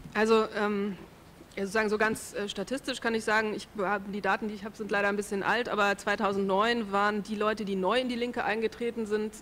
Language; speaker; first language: German; native; German